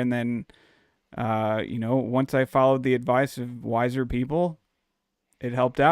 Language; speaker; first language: English; native; English